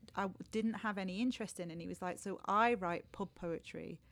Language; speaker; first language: English; native; English